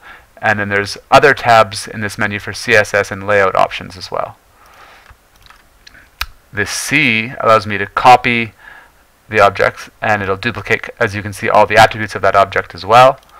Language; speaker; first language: English; native; English